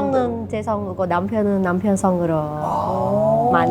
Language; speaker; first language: Korean; non-native, learner; Vietnamese